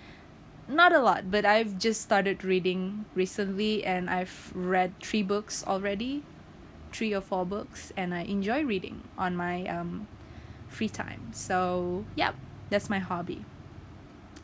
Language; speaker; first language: English; non-native, local second language; Malay